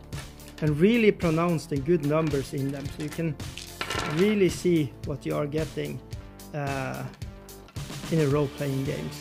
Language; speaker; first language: English; non-native, fluent; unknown